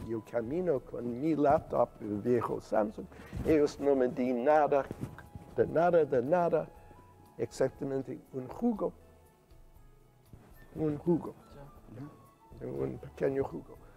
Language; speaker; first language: Spanish; non-native, learner; English